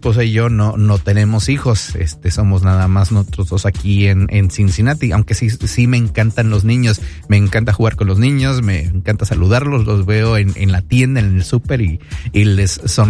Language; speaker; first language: Spanish; early bilingual, heritage; Spanish